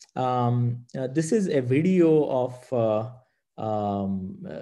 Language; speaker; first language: English; non-native, local second language; Marathi